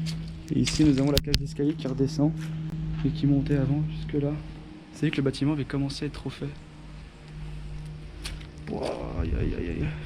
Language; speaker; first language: French; native; French